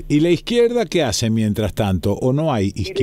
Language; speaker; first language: Spanish; native; Spanish